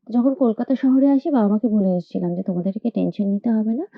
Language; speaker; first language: Bangla; native; Bangla